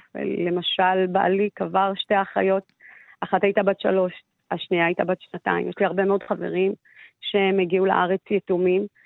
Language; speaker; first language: Hebrew; early bilingual, other home language; Amharic